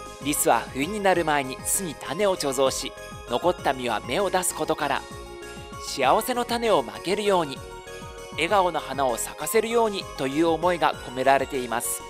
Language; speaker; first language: Japanese; native; Japanese